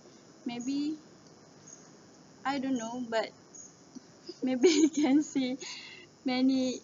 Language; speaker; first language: English; non-native, learner; Malay